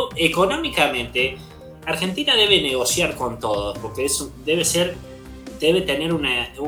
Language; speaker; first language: Spanish; native; Spanish